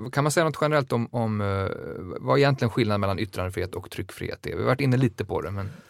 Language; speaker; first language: Swedish; native; Swedish